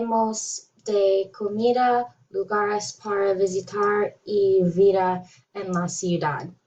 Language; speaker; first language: Spanish; non-native, learner; English